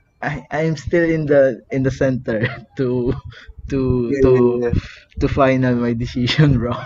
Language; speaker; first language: English; non-native, learner; Filipino